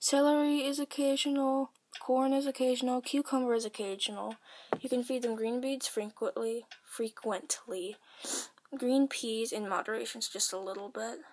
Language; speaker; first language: English; native; English